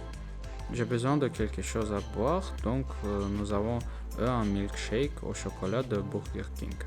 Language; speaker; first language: French; non-native, learner; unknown